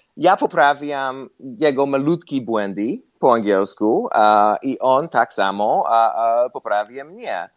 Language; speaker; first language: Polish; non-native, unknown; English